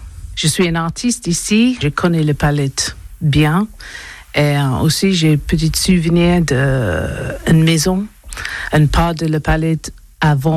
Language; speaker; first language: French; non-native, learner; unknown